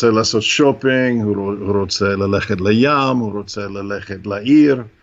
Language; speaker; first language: Hebrew; non-native, fluent; English